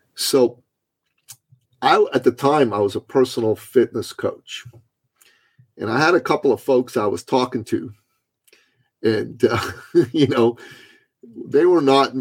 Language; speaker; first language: English; early bilingual, other home language; Persian